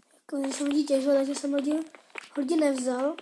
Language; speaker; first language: Czech; non-native, learner; Slovak